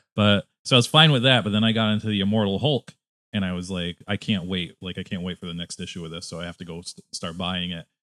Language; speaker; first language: English; native; English